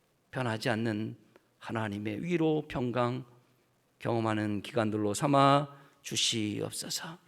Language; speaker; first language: Korean; native; Korean